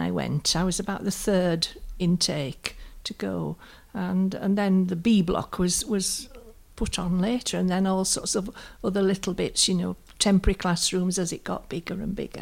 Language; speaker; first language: English; native; English